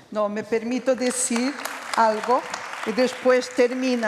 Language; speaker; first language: Spanish; non-native, fluent; Portuguese